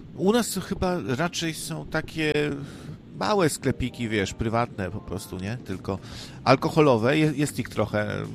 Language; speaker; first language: Polish; native; Polish